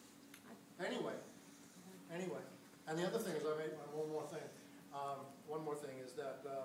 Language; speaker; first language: English; native; English